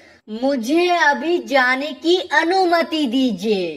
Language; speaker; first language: Hindi; non-native, fluent; Bangla